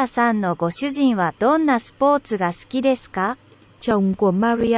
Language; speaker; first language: Japanese; non-native, learner; Vietnamese